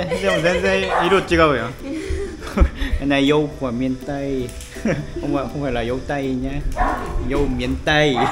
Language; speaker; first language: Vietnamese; non-native, fluent; Japanese